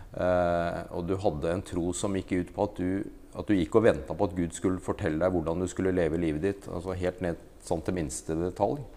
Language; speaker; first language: Norwegian; native; Norwegian